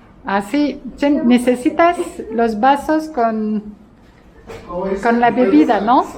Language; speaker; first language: Spanish; non-native, learner; French